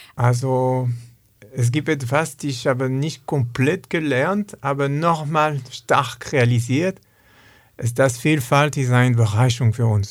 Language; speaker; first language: German; non-native, learner; French